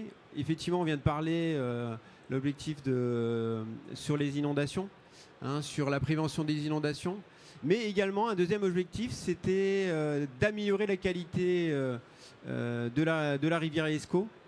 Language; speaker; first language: French; native; French